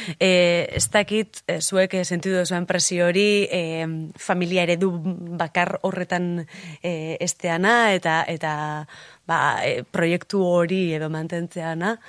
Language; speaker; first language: Basque; native; Basque